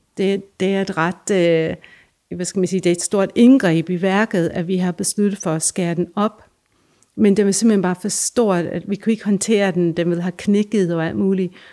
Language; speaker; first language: Danish; non-native, fluent; English